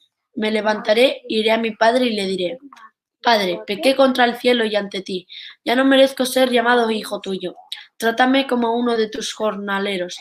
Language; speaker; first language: Spanish; native; Spanish